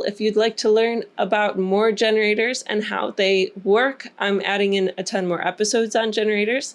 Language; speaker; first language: English; native; English